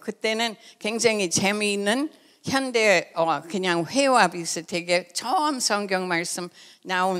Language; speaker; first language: Korean; non-native, fluent; English